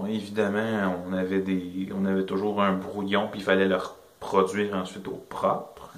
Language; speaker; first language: French; native; French